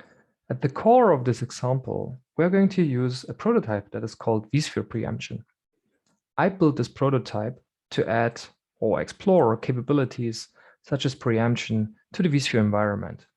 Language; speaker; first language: English; non-native, fluent; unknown